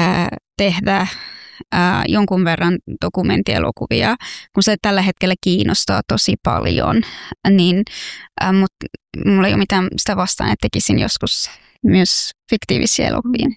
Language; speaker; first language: Finnish; non-native, fluent; Persian